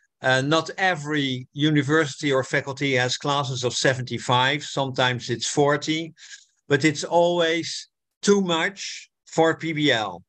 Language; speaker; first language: English; non-native, fluent; Dutch